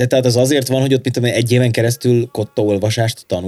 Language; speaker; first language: Hungarian; native; Hungarian